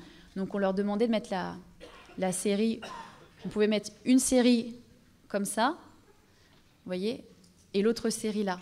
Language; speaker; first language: French; native; French